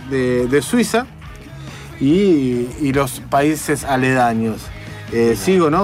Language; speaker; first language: Spanish; native; Spanish